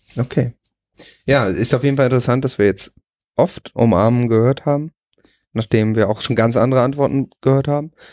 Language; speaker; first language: German; native; German